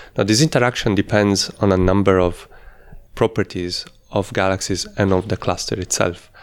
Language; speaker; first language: English; non-native, fluent; Italian